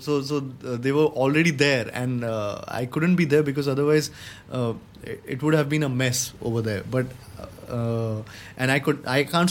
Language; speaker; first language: English; non-native, local second language; Hindi